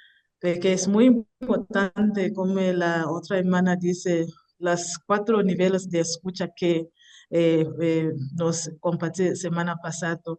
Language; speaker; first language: Spanish; non-native, learner; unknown